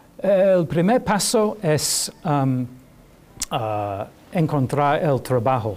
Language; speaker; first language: Spanish; non-native, learner; English